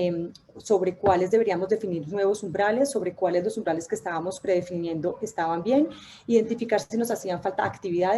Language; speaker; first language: Spanish; native; Spanish